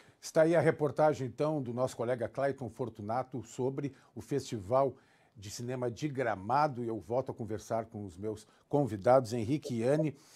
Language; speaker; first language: Portuguese; native; Portuguese